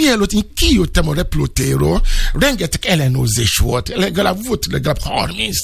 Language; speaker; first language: Hungarian; non-native, fluent; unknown